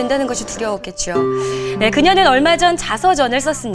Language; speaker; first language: Korean; native; Korean